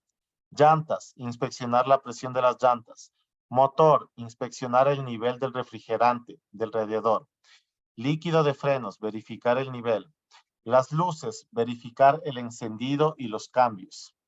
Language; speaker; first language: Spanish; native; Spanish